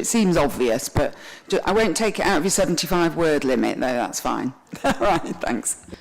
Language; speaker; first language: English; native; English